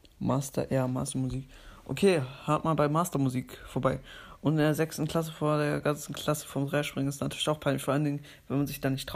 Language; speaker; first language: German; native; German